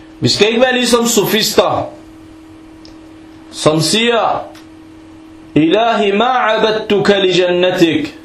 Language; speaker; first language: Danish; non-native, fluent; Arabic